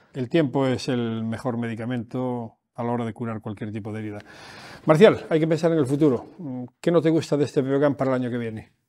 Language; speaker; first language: Spanish; native; Spanish